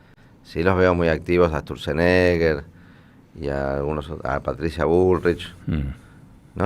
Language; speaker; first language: Spanish; native; Spanish